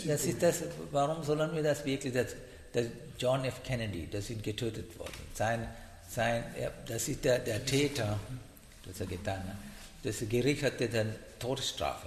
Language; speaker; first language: German; non-native, learner; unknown